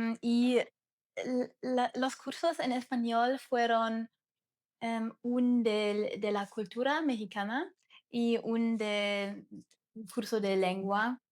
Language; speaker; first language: Spanish; non-native, learner; German